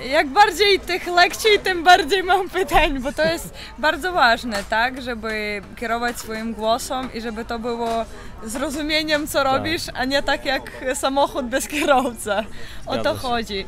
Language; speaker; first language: Polish; non-native, learner; Ukrainian